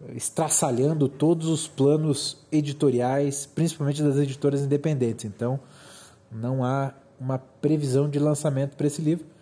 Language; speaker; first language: Portuguese; native; Portuguese